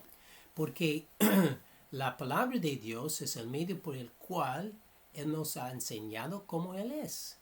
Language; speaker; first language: Spanish; non-native, fluent; English